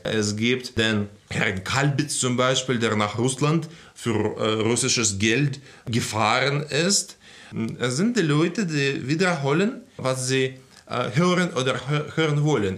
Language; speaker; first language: German; non-native, fluent; Russian